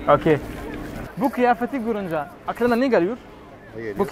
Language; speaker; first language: Turkish; non-native, learner; Arabic